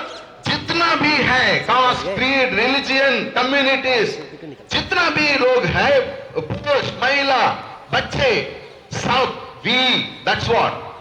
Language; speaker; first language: Hindi; non-native, local second language; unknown